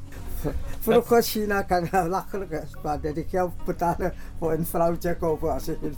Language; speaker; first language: Dutch; non-native, learner; Chinese